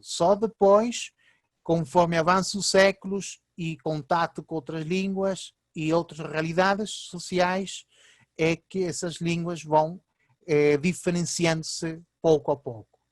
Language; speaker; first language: Portuguese; early bilingual, heritage; Portuguese